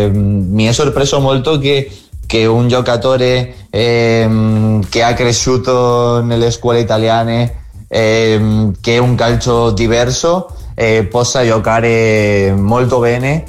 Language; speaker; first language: Italian; non-native, fluent; Spanish